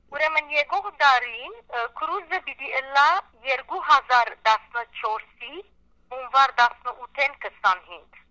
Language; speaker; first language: Armenian; early bilingual, heritage; Armenian